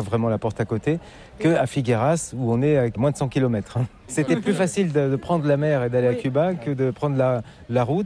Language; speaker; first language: French; native; French